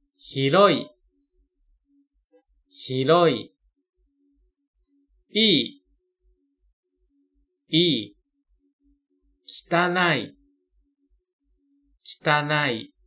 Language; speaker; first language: Japanese; non-native, fluent; Thai